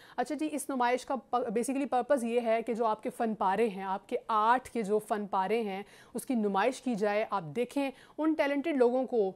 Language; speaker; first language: Urdu; native; Urdu